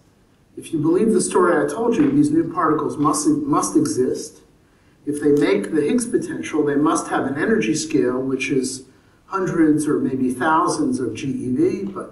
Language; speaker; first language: English; native; English